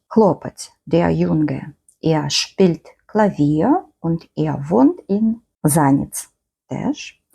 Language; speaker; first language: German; non-native, fluent; Ukrainian